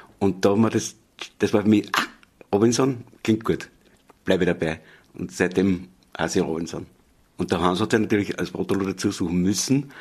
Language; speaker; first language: German; native; German